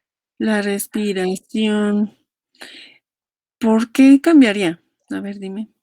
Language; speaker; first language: Spanish; native; Spanish